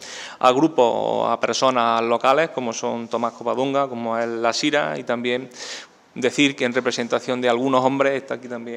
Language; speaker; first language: Spanish; native; Spanish